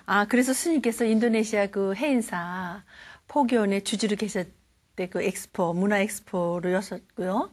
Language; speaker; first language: Korean; native; Korean